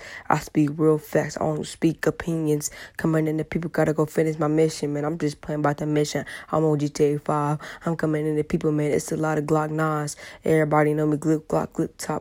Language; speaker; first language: English; native; English